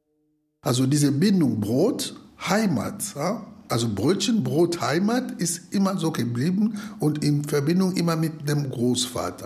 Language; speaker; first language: German; non-native, fluent; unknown